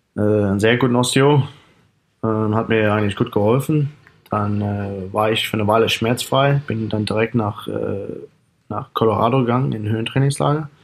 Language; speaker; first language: German; non-native, fluent; English